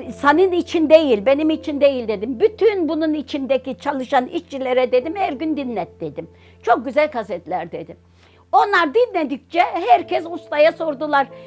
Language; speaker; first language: Turkish; native; Turkish